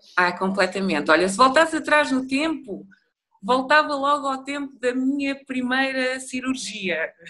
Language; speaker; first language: Portuguese; early bilingual, other home language; Upper Guinea Crioulo